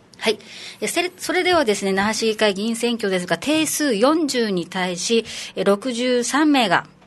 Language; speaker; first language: Japanese; native; Japanese